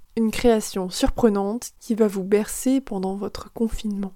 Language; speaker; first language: French; native; French